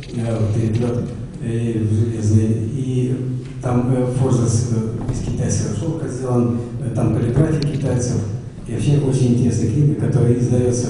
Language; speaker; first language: Russian; native; Russian